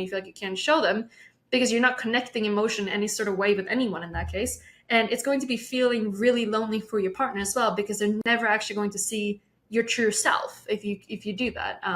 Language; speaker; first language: English; non-native, fluent; Swedish